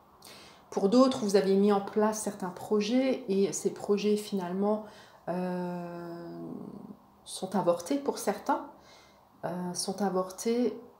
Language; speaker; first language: French; native; French